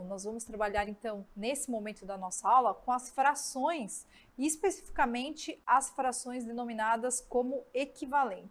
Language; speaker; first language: Portuguese; native; Portuguese